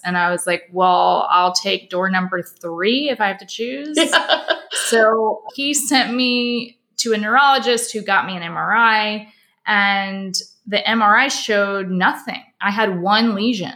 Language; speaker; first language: English; native; English